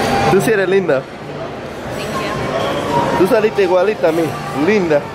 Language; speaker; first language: Spanish; early bilingual, heritage; English